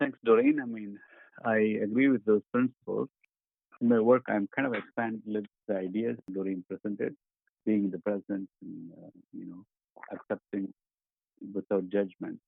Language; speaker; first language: English; non-native, local second language; Tamil